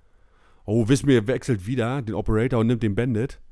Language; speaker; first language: German; native; German